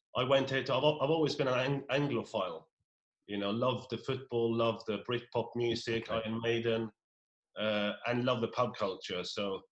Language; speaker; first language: English; non-native, fluent; Norwegian